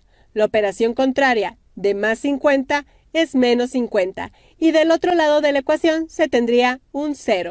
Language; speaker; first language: Spanish; native; Spanish